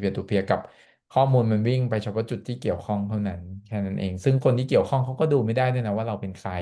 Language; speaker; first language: Thai; native; Thai